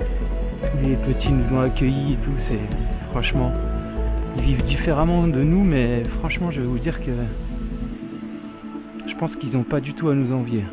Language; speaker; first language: French; native; French